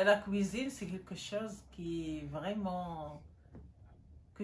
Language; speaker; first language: French; non-native, local second language; Arabic